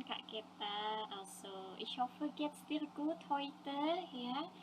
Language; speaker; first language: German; non-native, fluent; Indonesian